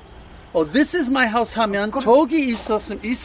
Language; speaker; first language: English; non-native, fluent; Korean